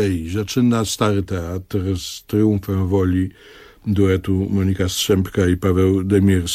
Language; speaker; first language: Polish; native; Polish